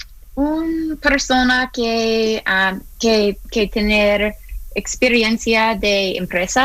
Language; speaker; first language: Spanish; non-native, learner; English